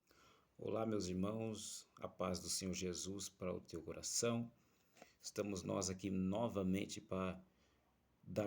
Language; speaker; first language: Portuguese; native; Portuguese